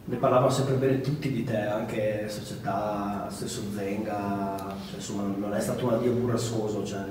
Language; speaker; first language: Italian; native; Italian